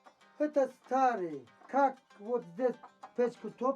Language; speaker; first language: Russian; non-native, learner; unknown